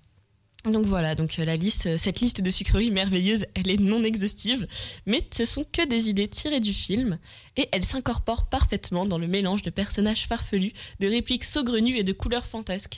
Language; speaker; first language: French; native; French